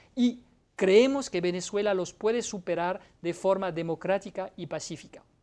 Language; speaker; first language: Spanish; non-native, fluent; French